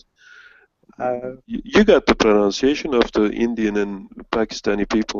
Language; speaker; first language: English; non-native, fluent; Turkish